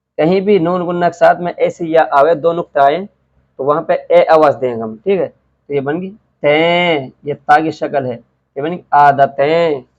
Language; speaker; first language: Hindi; native; Hindi